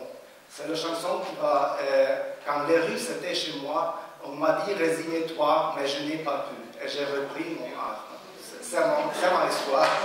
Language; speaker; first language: French; non-native, fluent; Ukrainian